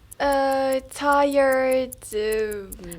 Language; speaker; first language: English; non-native, fluent; Vietnamese